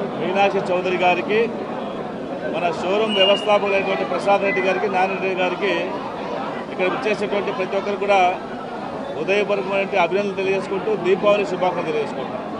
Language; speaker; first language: Telugu; native; Telugu